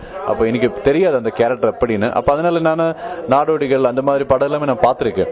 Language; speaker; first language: Tamil; non-native, learner; Malayalam